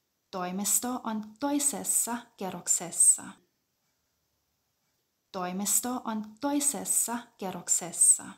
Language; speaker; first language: Finnish; non-native, fluent; German